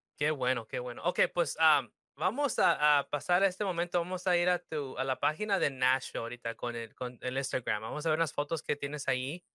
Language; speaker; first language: Spanish; early bilingual, heritage; Spanish